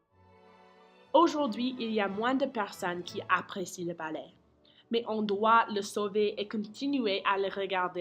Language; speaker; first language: French; non-native, learner; English